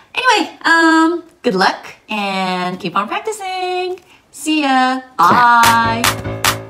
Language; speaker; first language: English; early bilingual, other home language; Japanese